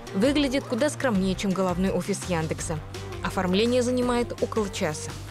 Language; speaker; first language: Russian; native; Russian